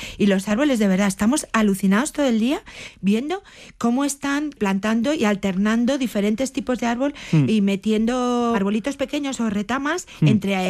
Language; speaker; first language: Spanish; native; Spanish